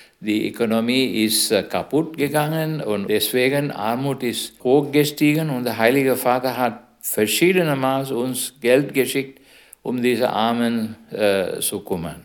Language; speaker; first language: German; non-native, learner; Sinhala